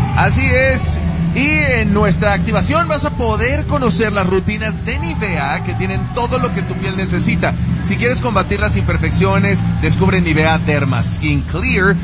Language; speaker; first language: Spanish; native; Spanish